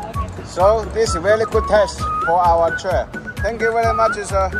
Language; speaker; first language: English; non-native, learner; Chinese